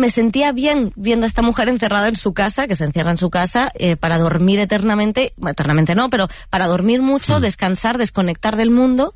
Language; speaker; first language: Spanish; native; Spanish